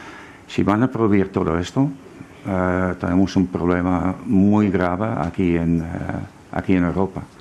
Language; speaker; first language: Spanish; non-native, fluent; German